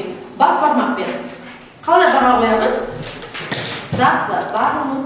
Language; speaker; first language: Kazakh; native; Kazakh